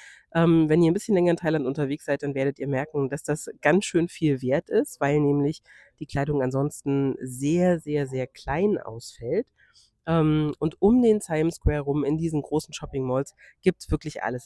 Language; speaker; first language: German; native; German